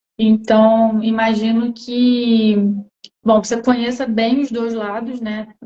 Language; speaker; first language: Portuguese; native; Portuguese